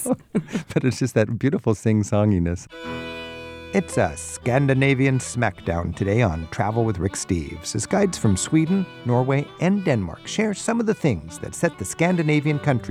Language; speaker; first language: English; native; English